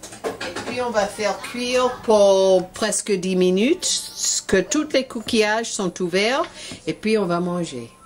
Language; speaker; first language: French; non-native, learner; English